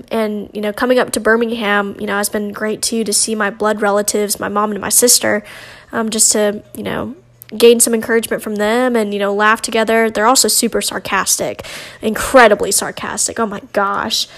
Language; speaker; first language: English; native; English